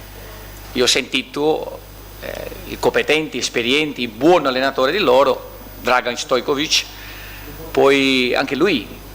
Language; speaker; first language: Italian; non-native, fluent; Portuguese